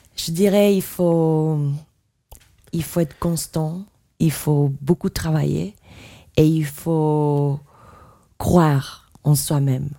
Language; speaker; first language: French; non-native, fluent; Spanish